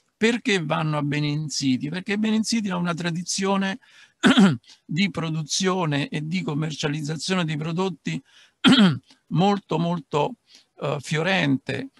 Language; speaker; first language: Italian; native; Italian